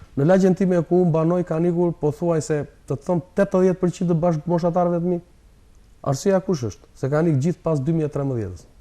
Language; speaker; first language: Albanian; native; Albanian